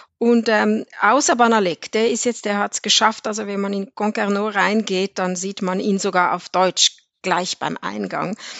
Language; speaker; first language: German; native; German